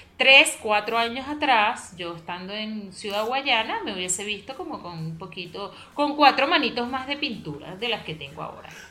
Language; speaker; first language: Spanish; native; Spanish